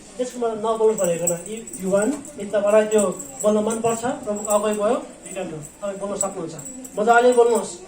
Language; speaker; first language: Nepali; non-native, local second language; Eastern Tamang